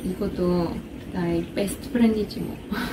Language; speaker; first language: Korean; non-native, fluent; Russian